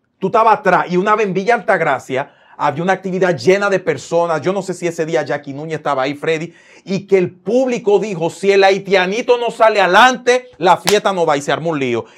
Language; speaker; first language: Spanish; native; Spanish